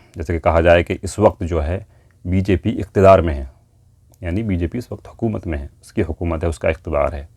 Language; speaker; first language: Urdu; native; Urdu